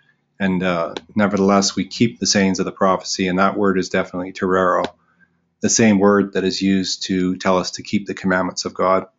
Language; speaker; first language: English; native; English